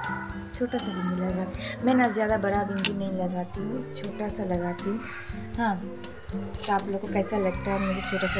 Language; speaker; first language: Hindi; non-native, local second language; Bangla